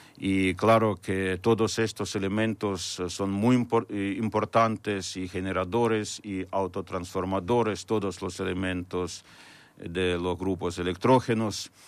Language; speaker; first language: Spanish; non-native, fluent; Ukrainian